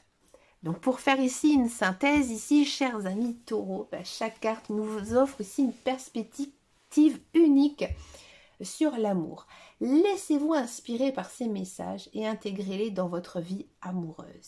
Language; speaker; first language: French; native; French